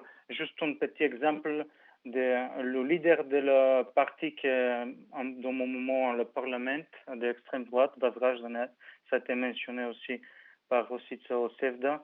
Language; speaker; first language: French; non-native, fluent; Bulgarian